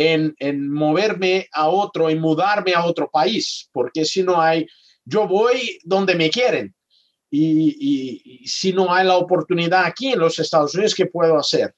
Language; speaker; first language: Spanish; non-native, fluent; Portuguese